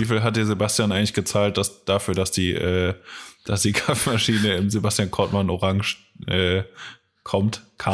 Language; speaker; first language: German; native; German